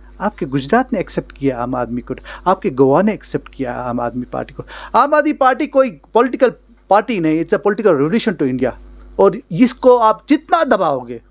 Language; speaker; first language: Hindi; non-native, local second language; Kashmiri